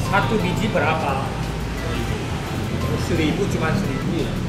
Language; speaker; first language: Indonesian; non-native, learner; Korean